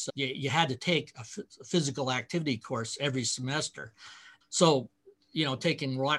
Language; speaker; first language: English; native; English